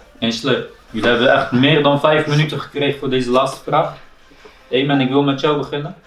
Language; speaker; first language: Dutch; early bilingual, other home language; Turkish